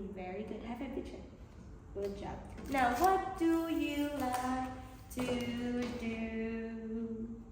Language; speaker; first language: English; non-native, learner; Vietnamese